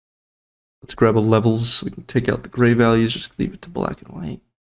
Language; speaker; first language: English; native; English